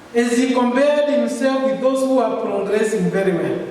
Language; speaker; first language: English; non-native, local second language; Swahili